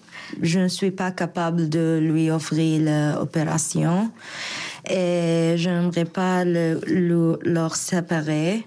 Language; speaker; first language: French; non-native, learner; Arabic